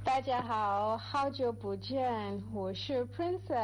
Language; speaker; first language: Chinese; non-native, learner; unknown